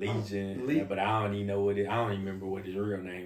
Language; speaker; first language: English; native; English